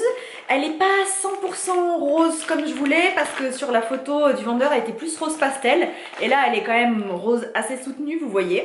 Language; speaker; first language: French; native; French